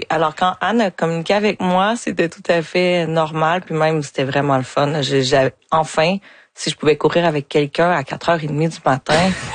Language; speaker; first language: French; native; French